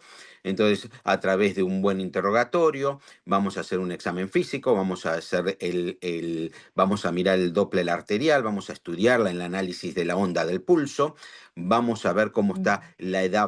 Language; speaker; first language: Spanish; native; Spanish